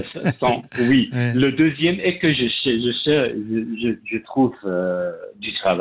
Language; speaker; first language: French; non-native, fluent; Persian